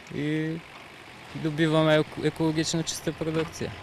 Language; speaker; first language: Bulgarian; native; Bulgarian